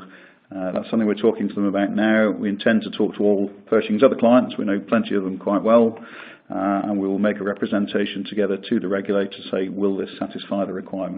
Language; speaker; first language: English; native; English